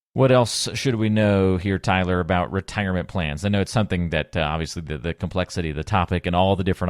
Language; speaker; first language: English; native; English